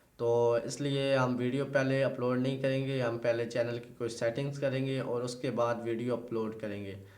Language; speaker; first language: Urdu; non-native, local second language; Punjabi